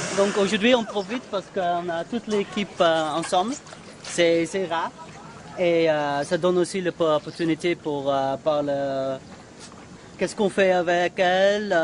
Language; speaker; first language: French; non-native, learner; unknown